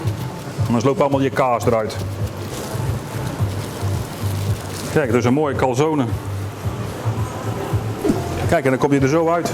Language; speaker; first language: Dutch; native; Dutch